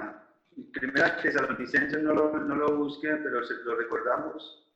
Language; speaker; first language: Spanish; native; Spanish